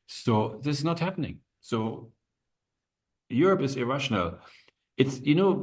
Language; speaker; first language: English; non-native, fluent; German